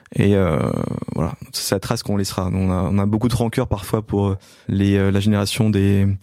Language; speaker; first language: French; native; French